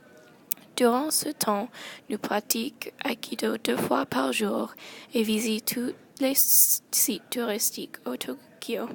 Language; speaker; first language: French; non-native, local second language; English